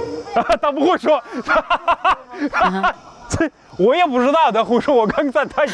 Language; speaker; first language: Chinese; non-native, fluent; Russian